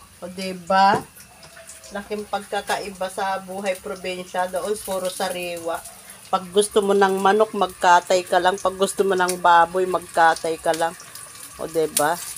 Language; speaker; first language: Filipino; non-native, local second language; Iloko